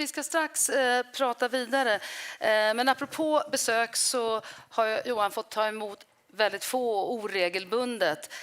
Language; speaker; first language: Swedish; native; Swedish